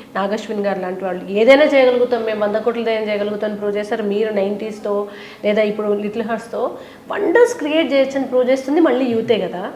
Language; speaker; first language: Telugu; native; Telugu